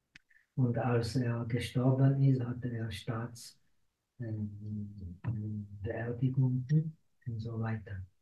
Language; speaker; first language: German; non-native, fluent; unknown